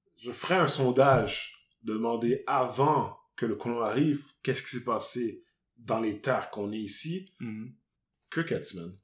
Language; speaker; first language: French; native; French